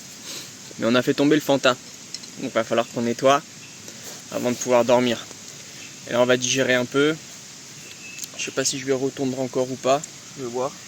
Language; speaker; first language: French; native; French